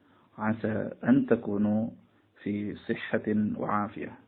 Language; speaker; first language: Arabic; non-native, fluent; Indonesian